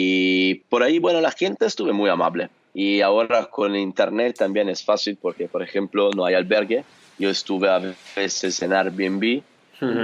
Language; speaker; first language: Spanish; non-native, fluent; Italian